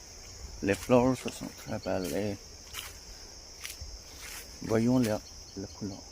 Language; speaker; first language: French; non-native, fluent; Bangla